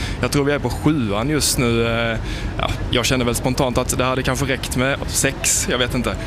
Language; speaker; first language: Swedish; native; Swedish